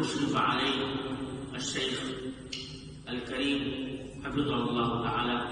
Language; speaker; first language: Arabic; non-native, fluent; Urdu